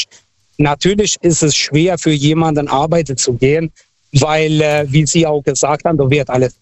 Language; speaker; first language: German; non-native, fluent; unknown